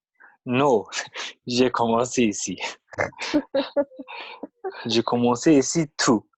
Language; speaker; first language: French; non-native, learner; Kurdish